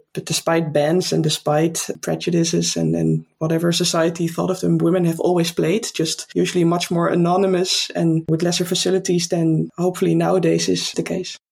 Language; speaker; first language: English; non-native, fluent; Dutch